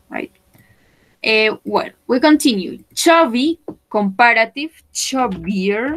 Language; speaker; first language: English; non-native, fluent; Spanish